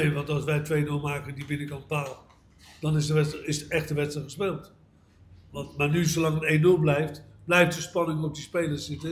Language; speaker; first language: Dutch; native; Dutch